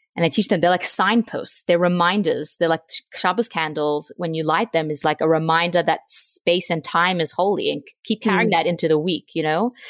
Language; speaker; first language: English; native; English